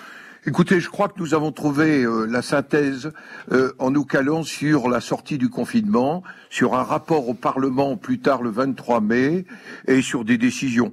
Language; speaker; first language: French; native; French